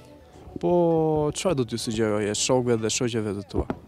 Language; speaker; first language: Albanian; native; Albanian